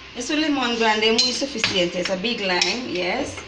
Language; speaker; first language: Spanish; non-native, fluent; English